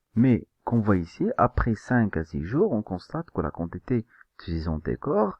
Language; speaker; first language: French; non-native, local second language; Arabic